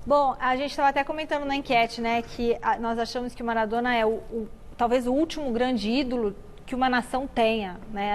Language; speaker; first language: Portuguese; native; Portuguese